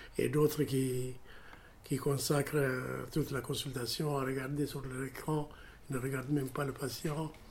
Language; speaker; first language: French; non-native, fluent; Amharic